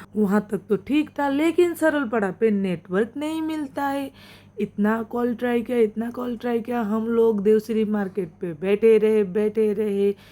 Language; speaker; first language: Hindi; non-native, local second language; Assamese